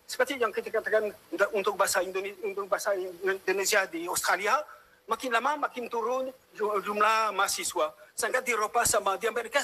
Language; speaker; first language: Indonesian; non-native, fluent; French